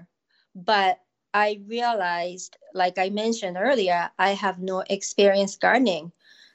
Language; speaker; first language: English; non-native, fluent; Japanese